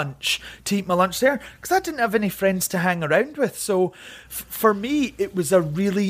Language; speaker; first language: English; native; English